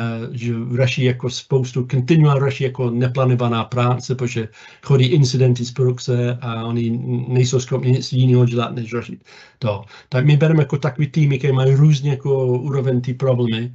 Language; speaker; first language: Czech; non-native, fluent; English